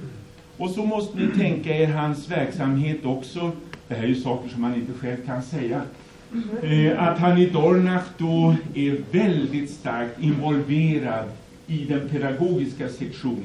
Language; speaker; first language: Swedish; native; Swedish